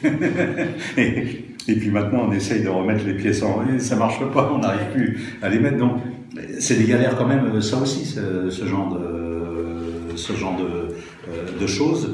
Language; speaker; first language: French; native; French